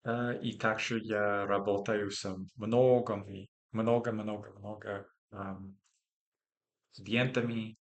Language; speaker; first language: Russian; non-native, learner; English